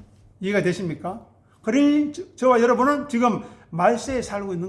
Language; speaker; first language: Korean; native; Korean